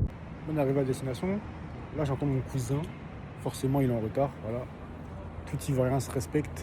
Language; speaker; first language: French; native; French